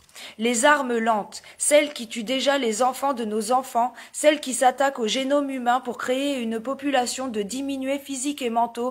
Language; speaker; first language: French; native; French